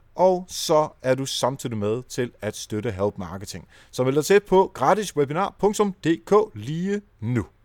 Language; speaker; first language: Danish; native; Danish